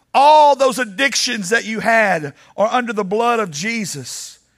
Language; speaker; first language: English; native; English